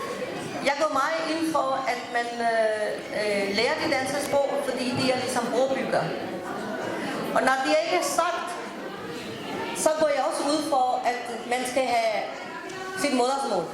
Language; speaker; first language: Danish; early bilingual, other home language; Urdu